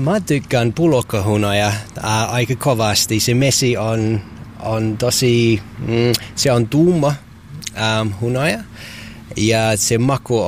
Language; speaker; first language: Finnish; non-native, learner; English